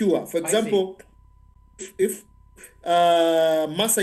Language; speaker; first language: English; non-native, local second language; Swahili